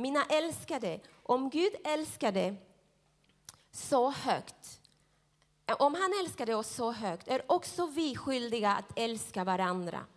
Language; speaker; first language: Swedish; non-native, fluent; Spanish